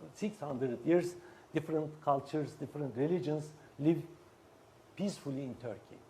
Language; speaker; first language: English; non-native, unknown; Turkish